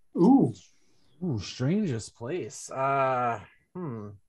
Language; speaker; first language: English; native; English